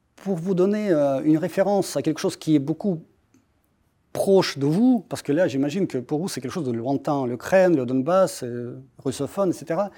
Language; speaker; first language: French; non-native, fluent; Russian